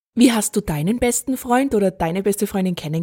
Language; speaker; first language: German; native; German